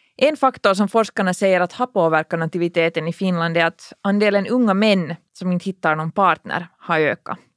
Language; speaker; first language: Swedish; native; Swedish